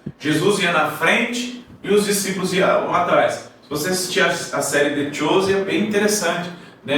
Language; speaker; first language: Portuguese; native; Portuguese